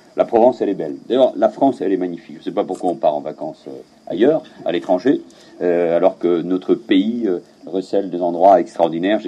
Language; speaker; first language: French; native; French